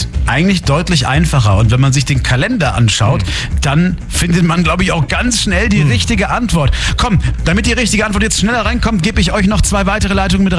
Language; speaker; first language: German; native; German